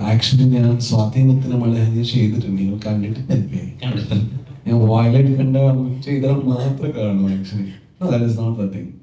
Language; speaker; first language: Malayalam; non-native, learner; Kannada